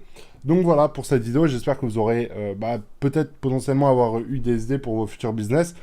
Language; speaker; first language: French; native; French